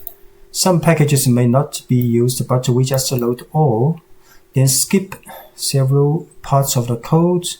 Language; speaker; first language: English; non-native, fluent; Chinese